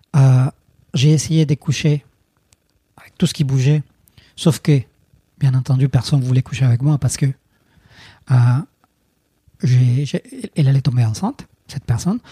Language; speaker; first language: French; non-native, fluent; Spanish